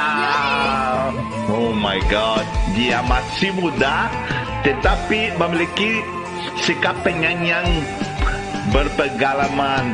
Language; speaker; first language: Indonesian; non-native, fluent; Portuguese